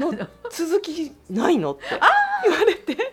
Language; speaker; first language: Japanese; native; Japanese